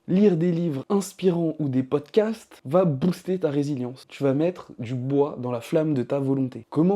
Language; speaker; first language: French; native; French